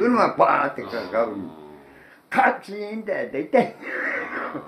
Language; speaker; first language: Japanese; native; Japanese